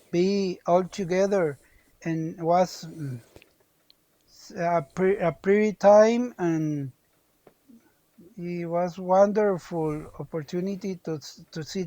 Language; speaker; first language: English; non-native, learner; Spanish